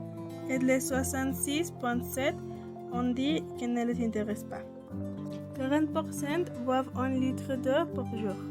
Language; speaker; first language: French; non-native, learner; Spanish